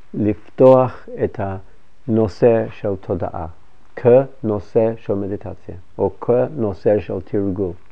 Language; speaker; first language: Hebrew; non-native, fluent; English